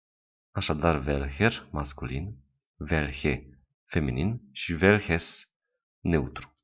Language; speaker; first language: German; non-native, fluent; Romanian